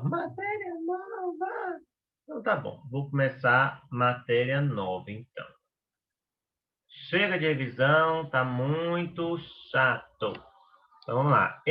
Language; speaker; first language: Portuguese; native; Portuguese